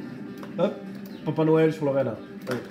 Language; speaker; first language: French; native; French